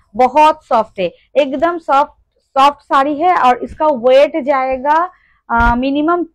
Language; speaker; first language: Hindi; non-native, local second language; Bangla